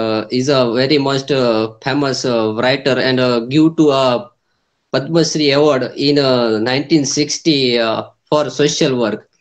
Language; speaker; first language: English; non-native, local second language; Gujarati